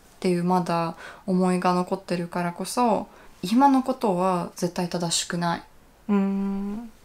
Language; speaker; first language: Japanese; non-native, fluent; Russian